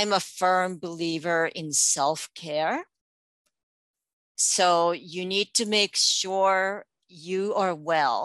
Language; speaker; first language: English; non-native, fluent; Japanese